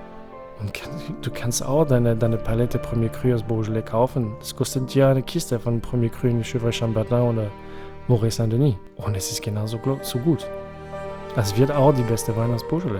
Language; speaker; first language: German; non-native, fluent; French